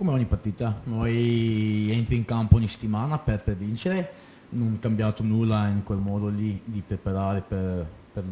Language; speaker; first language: Italian; non-native, fluent; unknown